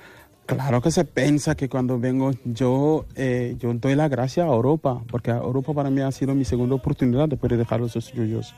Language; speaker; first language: Spanish; non-native, fluent; Wolof